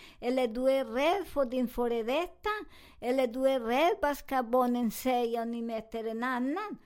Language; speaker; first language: Swedish; non-native, fluent; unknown